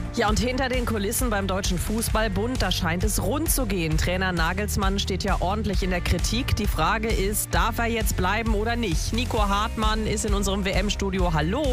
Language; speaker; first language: German; native; German